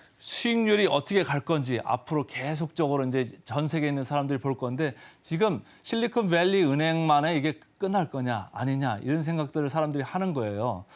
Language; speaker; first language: Korean; native; Korean